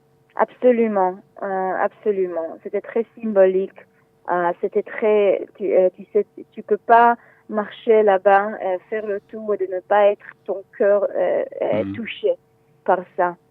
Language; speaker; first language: French; non-native, fluent; Hebrew